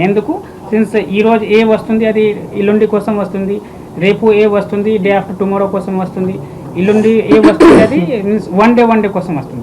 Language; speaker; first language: Telugu; non-native, fluent; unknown